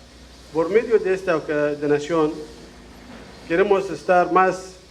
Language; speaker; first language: Spanish; non-native, fluent; Arabic